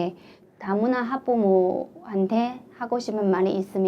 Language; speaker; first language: Korean; non-native, fluent; Chinese